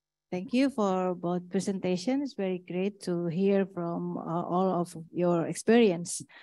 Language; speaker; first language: English; non-native, fluent; Indonesian